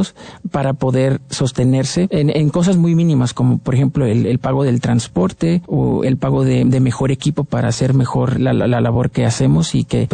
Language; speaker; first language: Spanish; native; Spanish